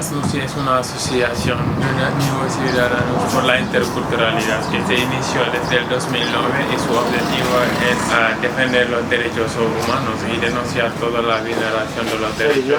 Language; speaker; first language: Spanish; non-native, fluent; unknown